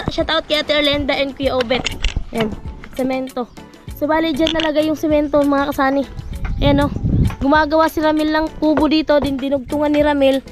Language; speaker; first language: Filipino; non-native, local second language; Cebuano